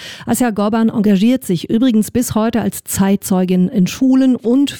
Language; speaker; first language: German; native; German